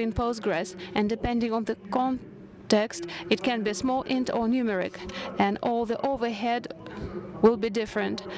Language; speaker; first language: English; non-native, fluent; Russian